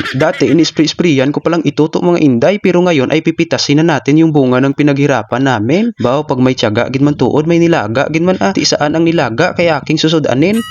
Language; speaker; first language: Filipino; non-native, local second language; Hiligaynon